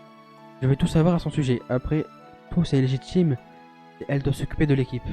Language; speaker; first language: French; native; French